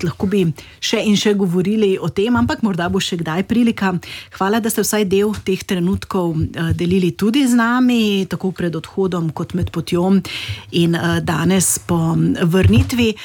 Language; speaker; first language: Slovenian; native; Slovenian